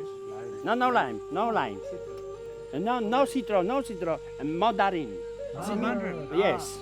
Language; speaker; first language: English; non-native, learner; French